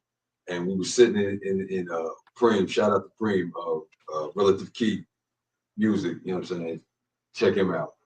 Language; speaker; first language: English; native; English